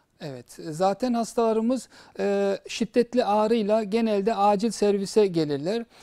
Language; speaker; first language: Turkish; early bilingual, heritage; Turkish